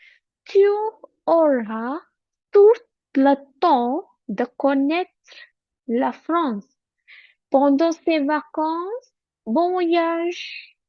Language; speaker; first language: French; non-native, fluent; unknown